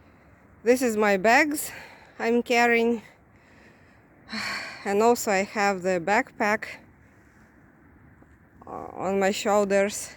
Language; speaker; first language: English; non-native, fluent; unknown